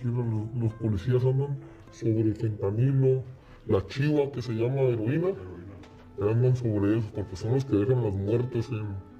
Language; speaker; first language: Spanish; native; Spanish